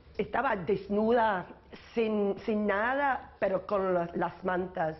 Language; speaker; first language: Spanish; non-native, learner; English